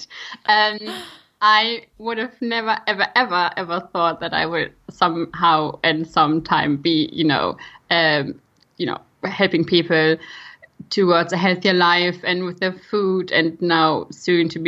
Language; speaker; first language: English; non-native, fluent; German